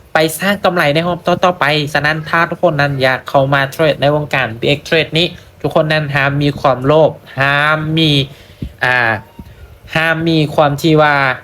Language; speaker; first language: Thai; non-native, local second language; Lao